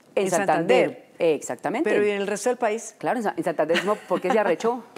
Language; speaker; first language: Spanish; native; Spanish